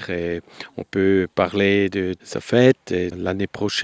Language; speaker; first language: French; non-native, local second language; German